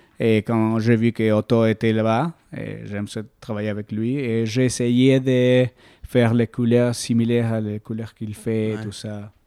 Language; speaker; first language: French; non-native, learner; Spanish